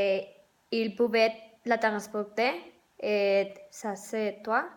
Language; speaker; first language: French; non-native, learner; Spanish